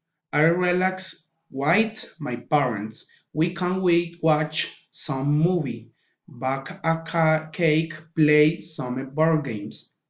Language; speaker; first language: English; non-native, learner; Spanish